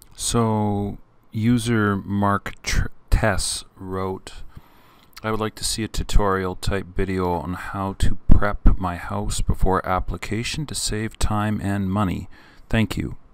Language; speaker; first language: English; native; English